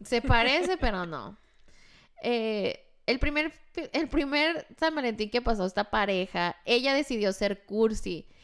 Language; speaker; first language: Spanish; early bilingual, heritage; Spanish